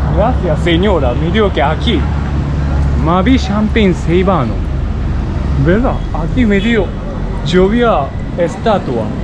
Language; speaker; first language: Spanish; non-native, learner; Japanese